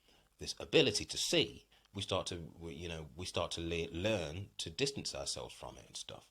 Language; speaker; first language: English; native; English